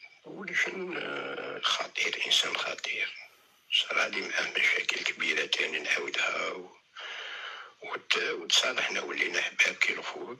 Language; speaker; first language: Arabic; native; Arabic